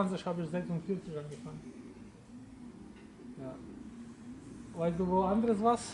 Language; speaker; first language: German; non-native, local second language; Polish